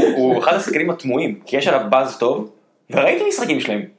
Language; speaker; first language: Hebrew; native; Hebrew